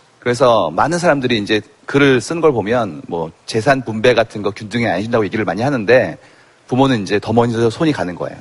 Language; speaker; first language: Korean; native; Korean